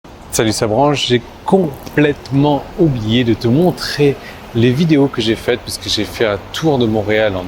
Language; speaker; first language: French; native; French